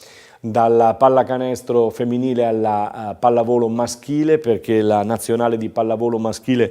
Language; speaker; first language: Italian; native; Italian